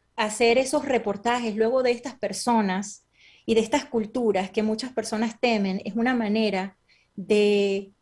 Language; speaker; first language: Spanish; native; Spanish